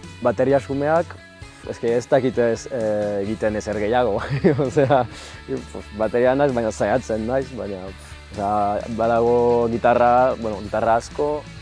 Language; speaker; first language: Basque; non-native, local second language; French